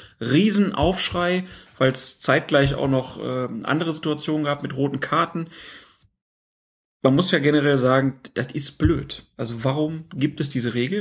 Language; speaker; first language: German; native; German